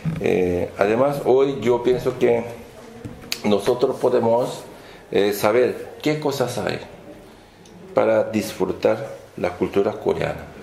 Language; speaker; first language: Spanish; non-native, fluent; Korean